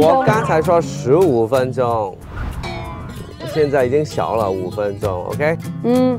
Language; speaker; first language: Chinese; non-native, local second language; Cantonese